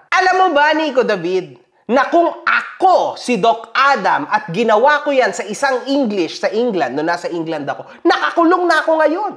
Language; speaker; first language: Filipino; native; Filipino